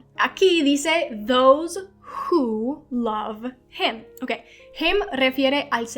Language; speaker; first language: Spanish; non-native, fluent; English